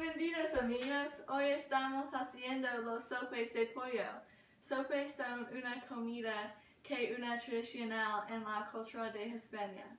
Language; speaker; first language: Spanish; non-native, learner; English